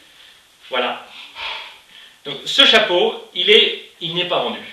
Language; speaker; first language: French; native; French